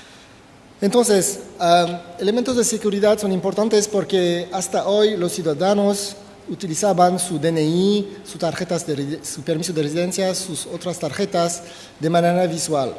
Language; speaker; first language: Spanish; non-native, fluent; French